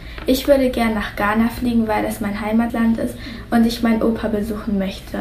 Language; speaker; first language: German; early bilingual, other home language; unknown